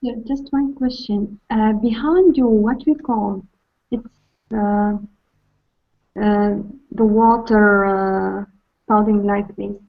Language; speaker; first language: English; non-native, learner; Arabic